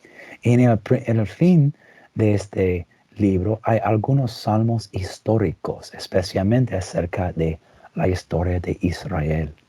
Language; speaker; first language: Spanish; non-native, fluent; English